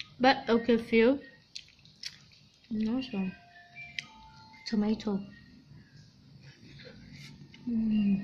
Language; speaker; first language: English; non-native, learner; Vietnamese